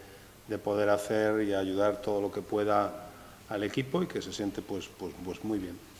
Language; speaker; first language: Spanish; native; Spanish